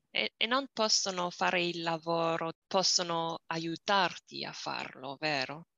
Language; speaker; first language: Italian; non-native, learner; English